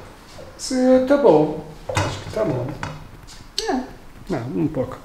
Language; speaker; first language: Portuguese; non-native, learner; Turkish